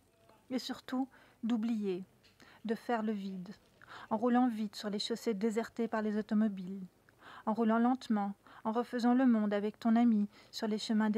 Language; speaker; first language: French; native; French